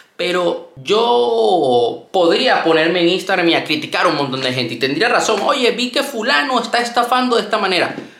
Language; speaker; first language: Spanish; native; Spanish